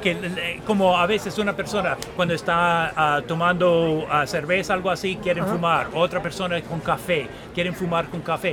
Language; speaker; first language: Spanish; non-native, fluent; English